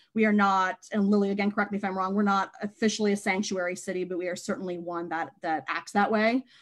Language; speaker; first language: English; native; English